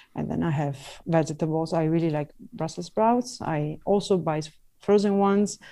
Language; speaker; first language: English; non-native, fluent; Italian